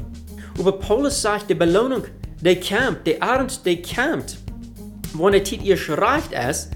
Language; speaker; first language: German; non-native, learner; Afrikaans